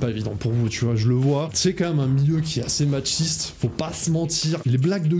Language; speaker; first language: French; native; French